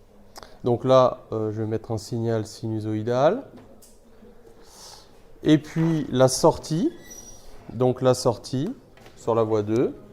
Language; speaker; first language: French; native; French